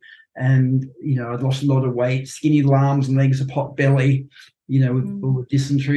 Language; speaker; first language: English; native; English